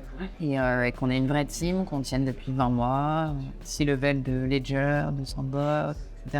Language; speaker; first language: French; native; French